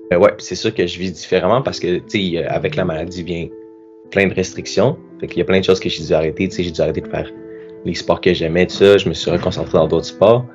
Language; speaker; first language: French; native; French